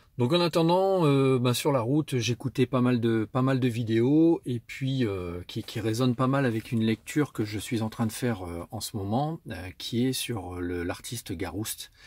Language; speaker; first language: French; native; French